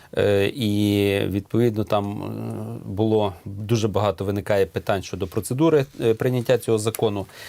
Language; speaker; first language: Ukrainian; native; Ukrainian